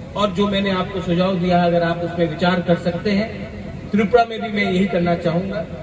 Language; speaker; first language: Hindi; non-native, local second language; Kok Borok